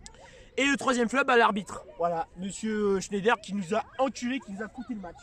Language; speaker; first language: French; native; French